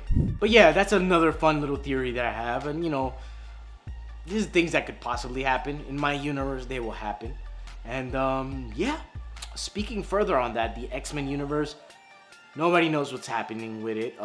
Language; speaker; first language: English; native; English